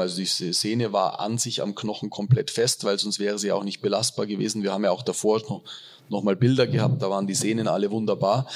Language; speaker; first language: German; native; German